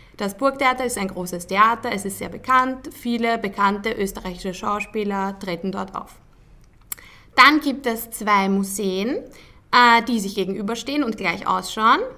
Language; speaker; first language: German; native; German